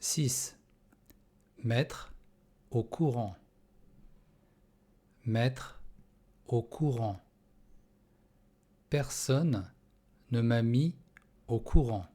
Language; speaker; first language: French; non-native, fluent; Russian